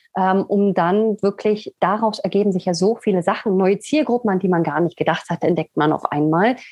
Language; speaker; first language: German; native; German